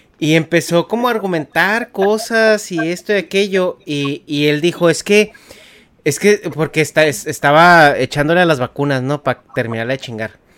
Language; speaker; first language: Spanish; native; Spanish